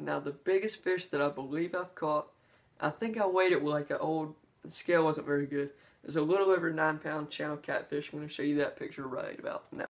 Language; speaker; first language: English; native; English